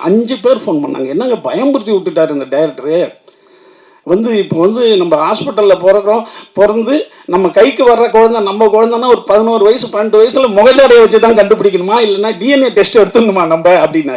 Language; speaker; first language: Tamil; native; Tamil